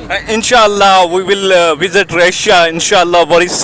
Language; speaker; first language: English; non-native, learner; Urdu